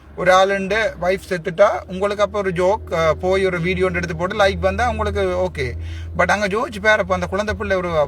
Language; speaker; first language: Tamil; native; Tamil